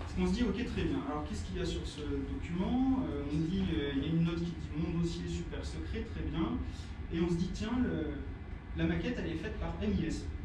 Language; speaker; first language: French; native; French